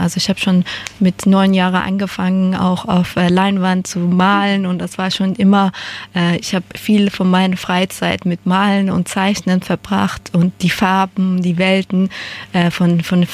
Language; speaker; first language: German; non-native, fluent; Persian